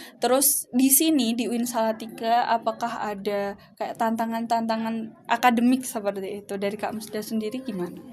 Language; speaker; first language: Indonesian; native; Indonesian